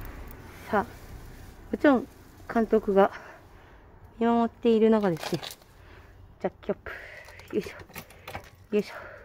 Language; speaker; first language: Japanese; native; Japanese